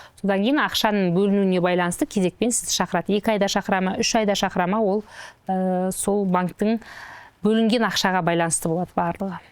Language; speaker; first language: Kazakh; native; Kazakh